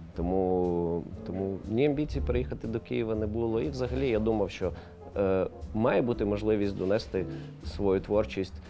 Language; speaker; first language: Ukrainian; non-native, local second language; Russian